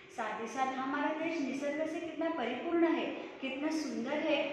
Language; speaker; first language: Hindi; non-native, local second language; Marathi